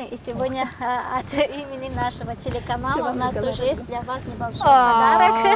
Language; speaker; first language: Russian; non-native, local second language; Tajik